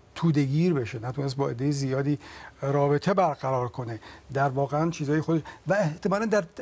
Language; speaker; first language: Persian; native; Persian